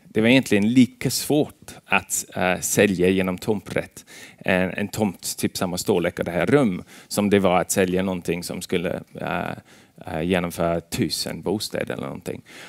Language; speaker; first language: Swedish; non-native, fluent; English